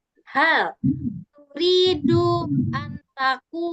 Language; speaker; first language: Arabic; non-native, fluent; Indonesian